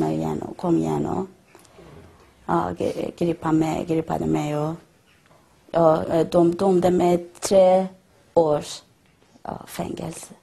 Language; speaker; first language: Swedish; non-native, learner; Persian